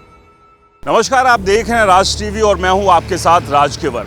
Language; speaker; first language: Hindi; native; Hindi